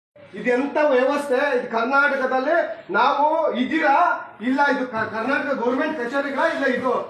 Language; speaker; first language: Kannada; native; Kannada